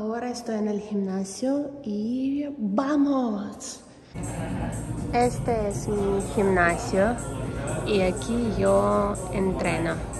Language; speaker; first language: Spanish; non-native, learner; Ukrainian